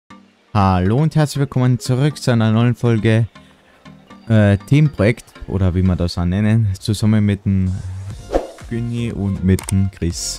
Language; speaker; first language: German; native; German